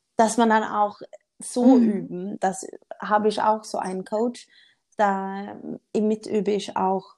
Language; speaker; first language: German; non-native, fluent; Swedish